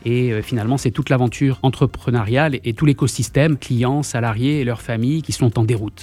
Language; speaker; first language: French; native; French